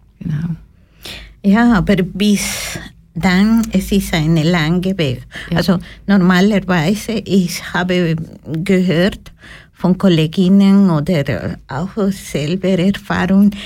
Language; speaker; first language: German; non-native, learner; Spanish